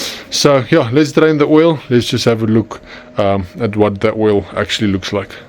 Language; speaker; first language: English; non-native, local second language; Afrikaans